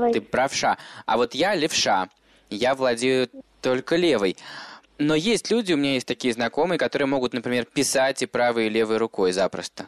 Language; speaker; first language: Russian; native; Russian